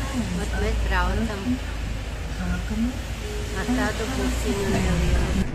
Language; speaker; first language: Latvian; non-native, local second language; Russian